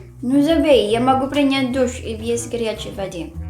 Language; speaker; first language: Russian; non-native, learner; Filipino